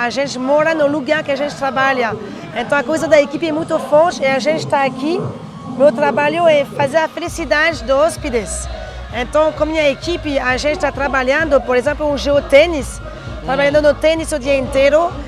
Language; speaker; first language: Portuguese; non-native, fluent; French